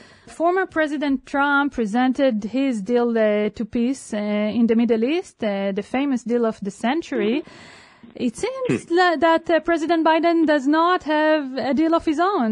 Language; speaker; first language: English; non-native, fluent; Hebrew